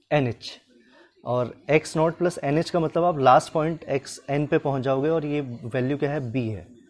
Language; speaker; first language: Hindi; native; Hindi